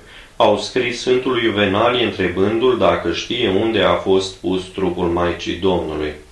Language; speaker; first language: Romanian; native; Romanian